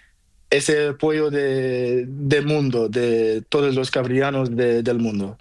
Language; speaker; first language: Spanish; non-native, learner; Portuguese